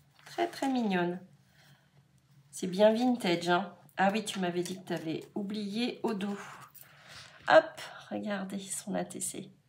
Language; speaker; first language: French; native; French